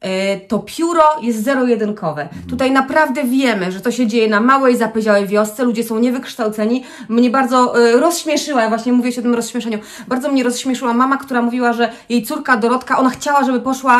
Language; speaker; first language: Polish; native; Polish